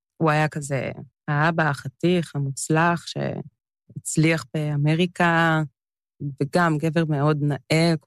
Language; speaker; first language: Hebrew; early bilingual, other home language; English